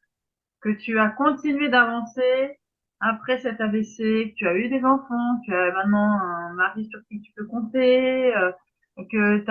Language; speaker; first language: French; native; French